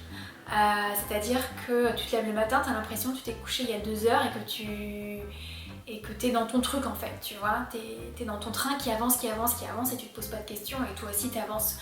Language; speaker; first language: French; native; French